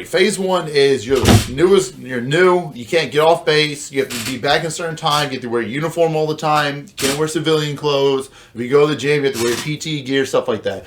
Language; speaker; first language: English; native; English